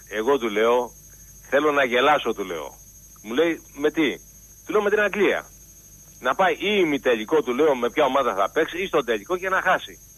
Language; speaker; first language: Greek; native; Greek